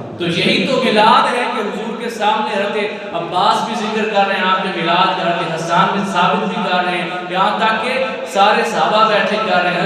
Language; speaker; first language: Urdu; non-native, local second language; Punjabi